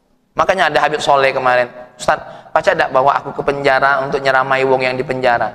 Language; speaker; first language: Indonesian; native; Indonesian